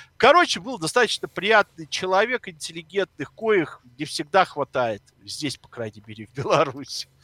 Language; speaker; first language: Russian; native; Russian